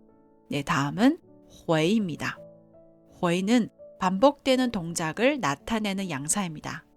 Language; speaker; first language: Korean; non-native, fluent; Chinese